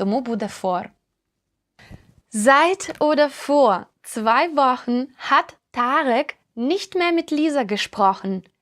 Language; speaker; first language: German; non-native, fluent; Ukrainian